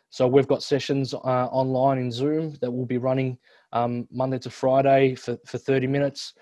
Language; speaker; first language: English; native; English